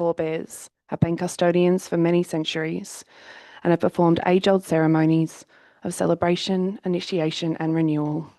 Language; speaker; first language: English; native; English